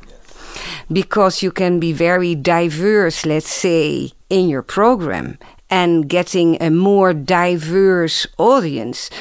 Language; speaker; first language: English; non-native, fluent; Dutch